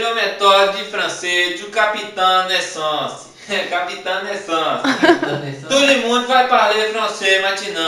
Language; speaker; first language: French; non-native, learner; Portuguese